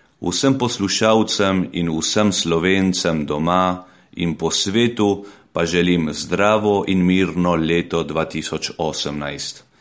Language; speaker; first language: Slovenian; early bilingual, heritage; Slovenian